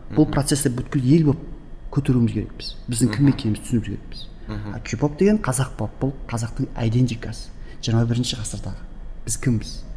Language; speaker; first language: Kazakh; early bilingual, heritage; Kazakh